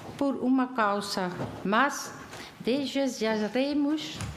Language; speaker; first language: Portuguese; non-native, fluent; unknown